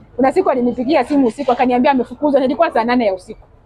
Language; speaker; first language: Swahili; non-native, local second language; Luyia